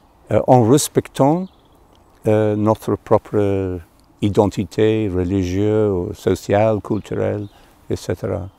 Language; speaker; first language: French; non-native, fluent; English